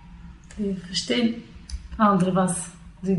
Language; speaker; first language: German; non-native, learner; Albanian